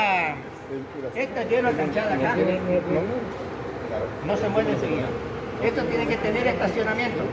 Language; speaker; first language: Spanish; native; Spanish